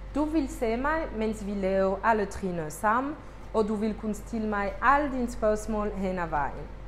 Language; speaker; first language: Danish; non-native, fluent; French